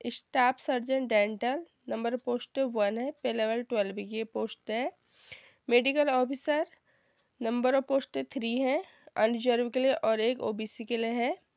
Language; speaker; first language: Hindi; native; Hindi